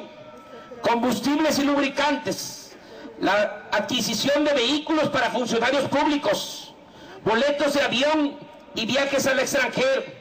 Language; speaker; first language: Spanish; native; Spanish